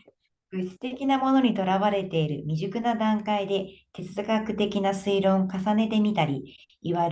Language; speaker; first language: Japanese; native; Japanese